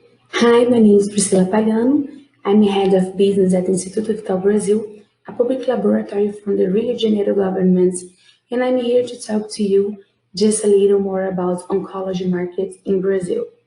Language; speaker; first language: English; non-native, fluent; Portuguese